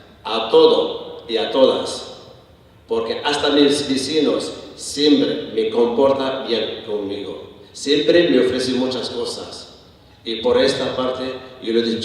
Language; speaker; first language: Spanish; non-native, learner; Arabic